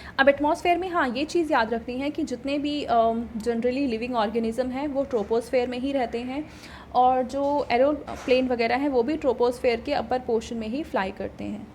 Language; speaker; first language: Hindi; native; Hindi